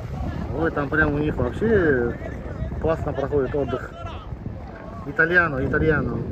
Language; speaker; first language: Russian; native; Russian